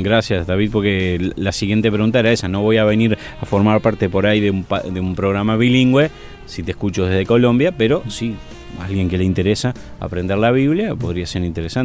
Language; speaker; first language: Spanish; native; Spanish